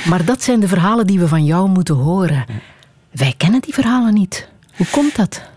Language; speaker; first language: Dutch; native; Dutch